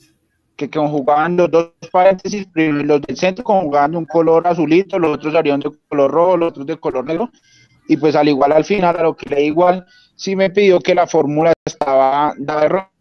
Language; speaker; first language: Spanish; native; Spanish